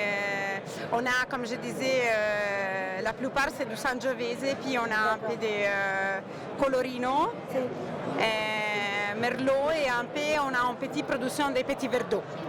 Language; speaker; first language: French; non-native, fluent; Italian